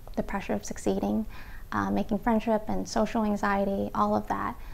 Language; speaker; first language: English; early bilingual, other home language; Vietnamese